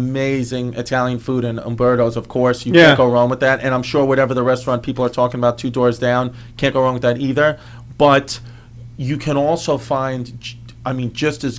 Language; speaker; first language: English; native; English